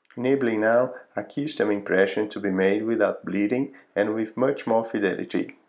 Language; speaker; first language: English; non-native, fluent; Portuguese